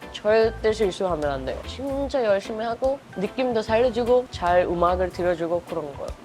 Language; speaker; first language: Korean; non-native, fluent; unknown